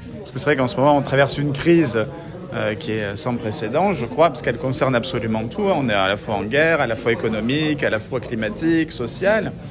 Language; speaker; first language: French; native; French